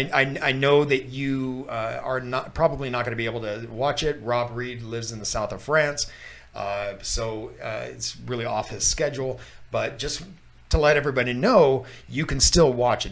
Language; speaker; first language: English; native; English